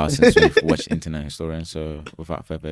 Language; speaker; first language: English; native; English